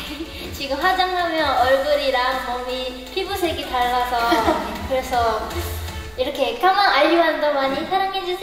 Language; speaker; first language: Korean; non-native, learner; Japanese